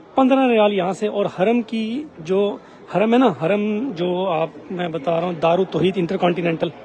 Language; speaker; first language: Urdu; non-native, local second language; Saraiki